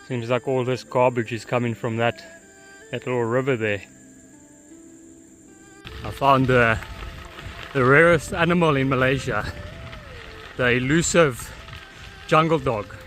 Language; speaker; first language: English; native; English